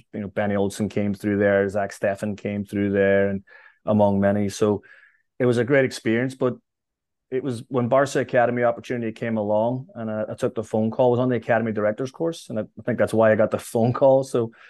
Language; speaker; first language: English; native; English